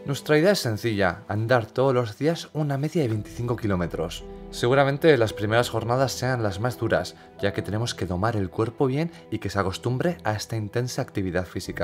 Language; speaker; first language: Spanish; native; Spanish